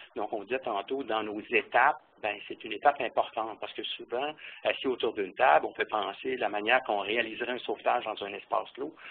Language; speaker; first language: French; native; French